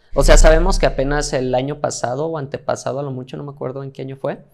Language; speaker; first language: Spanish; native; Spanish